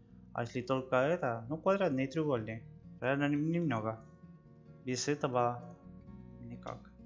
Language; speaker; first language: Russian; non-native, learner; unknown